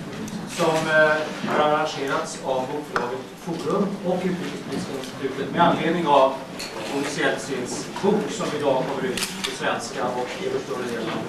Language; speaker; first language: Swedish; native; Swedish